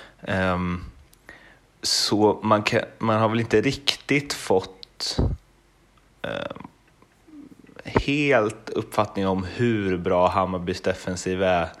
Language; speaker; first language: Swedish; native; Swedish